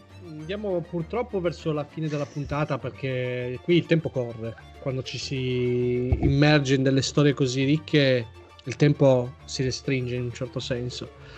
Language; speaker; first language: Italian; native; Italian